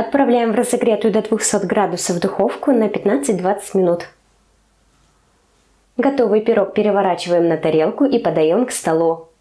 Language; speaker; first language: Russian; native; Russian